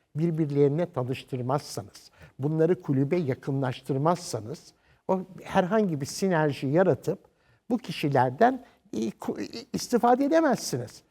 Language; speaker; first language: Turkish; native; Turkish